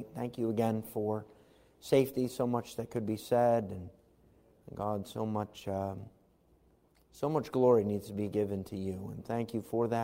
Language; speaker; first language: English; native; English